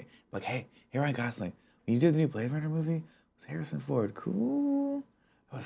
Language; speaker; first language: English; native; English